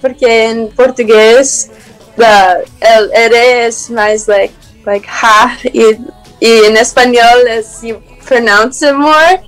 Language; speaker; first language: Spanish; non-native, learner; Portuguese